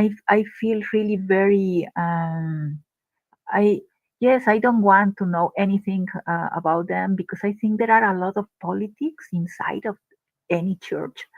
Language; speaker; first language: English; non-native, learner; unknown